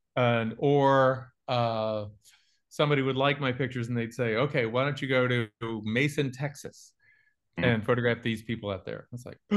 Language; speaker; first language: English; native; English